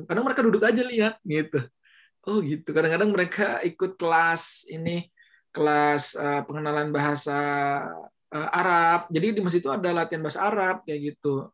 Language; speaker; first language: Indonesian; native; Indonesian